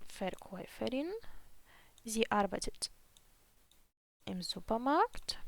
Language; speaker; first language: German; non-native, fluent; Ukrainian